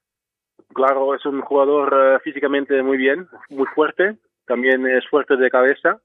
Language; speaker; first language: Spanish; non-native, fluent; Dutch